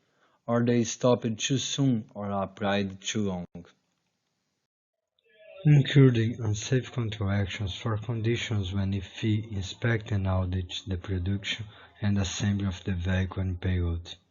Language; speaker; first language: English; non-native, fluent; Portuguese